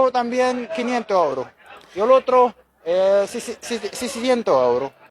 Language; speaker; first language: Spanish; non-native, learner; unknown